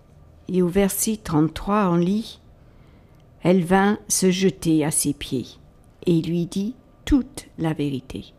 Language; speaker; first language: French; native; French